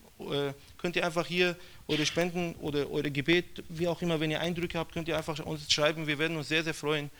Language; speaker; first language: German; non-native, fluent; Persian